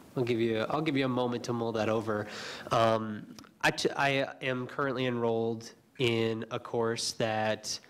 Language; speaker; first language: English; native; English